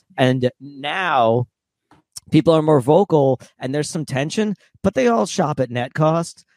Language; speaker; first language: English; early bilingual, other home language; Russian